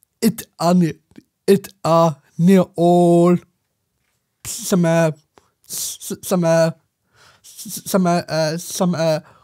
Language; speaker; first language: Swedish; non-native, learner; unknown